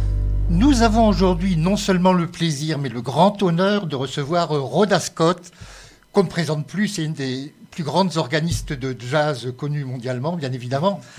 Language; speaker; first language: French; native; French